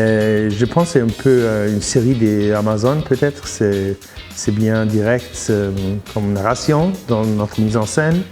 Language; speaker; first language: French; non-native, learner; German